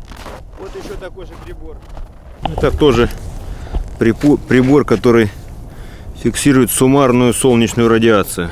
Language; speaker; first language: Russian; native; Russian